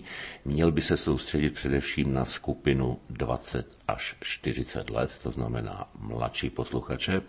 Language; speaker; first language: Czech; native; Czech